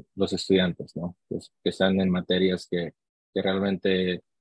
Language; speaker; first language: Spanish; early bilingual, heritage; Spanish